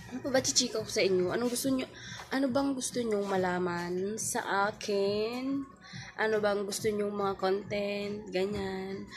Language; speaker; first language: Filipino; native; Filipino